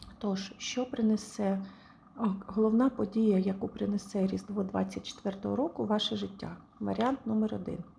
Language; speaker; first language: Ukrainian; non-native, local second language; Russian